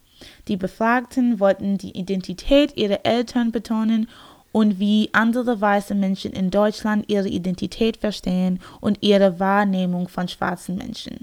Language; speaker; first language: German; non-native, learner; English